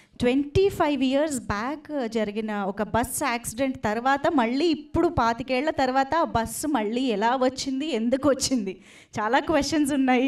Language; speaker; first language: Telugu; native; Telugu